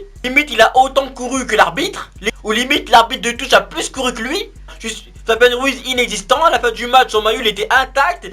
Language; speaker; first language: French; native; French